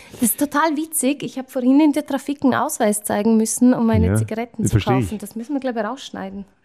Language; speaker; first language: German; native; German